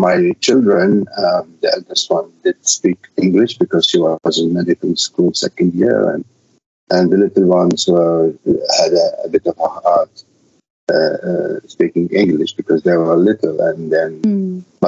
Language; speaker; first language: English; non-native, fluent; Arabic